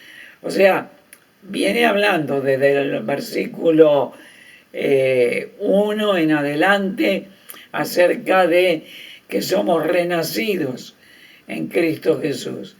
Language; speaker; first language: Spanish; native; Spanish